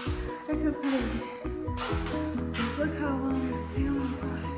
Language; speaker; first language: English; native; English